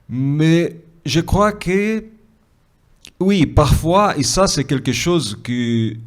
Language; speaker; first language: French; non-native, fluent; Portuguese